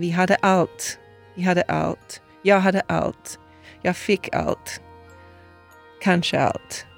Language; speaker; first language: Swedish; non-native, fluent; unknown